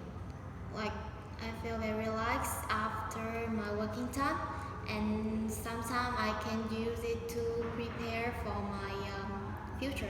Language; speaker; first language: English; non-native, learner; Vietnamese